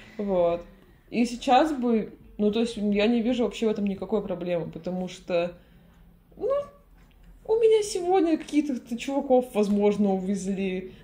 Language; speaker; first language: Russian; native; Russian